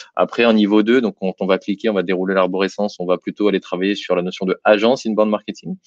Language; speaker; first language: French; native; French